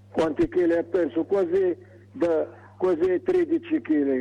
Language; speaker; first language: Italian; non-native, learner; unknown